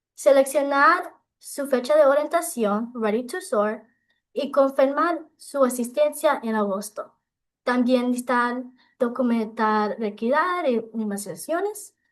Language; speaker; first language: Spanish; non-native, local second language; English